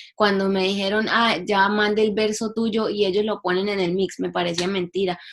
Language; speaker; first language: Spanish; early bilingual, heritage; English